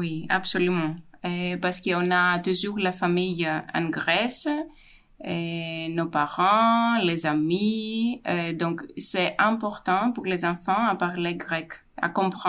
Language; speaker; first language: French; non-native, fluent; Greek